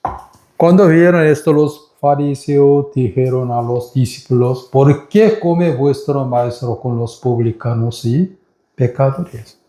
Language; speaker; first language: Spanish; non-native, fluent; Korean